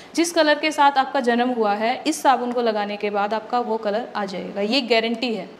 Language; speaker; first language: Hindi; native; Hindi